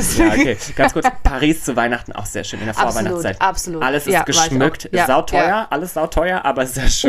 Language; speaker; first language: German; native; German